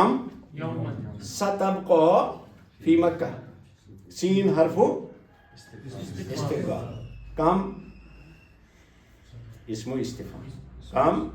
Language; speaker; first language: Arabic; non-native, fluent; Kashmiri